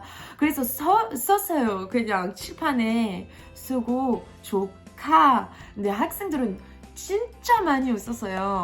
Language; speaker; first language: Korean; non-native, fluent; French